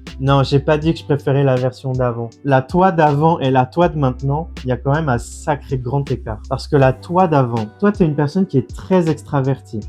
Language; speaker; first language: French; native; French